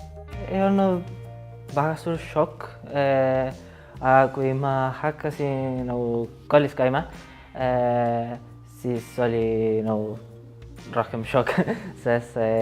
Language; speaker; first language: Estonian; non-native, learner; Spanish